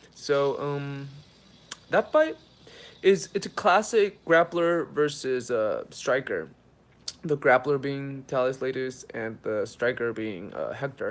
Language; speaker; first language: English; native; English